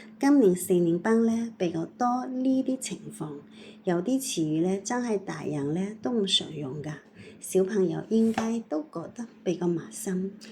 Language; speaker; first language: Cantonese; non-native, fluent; Chinese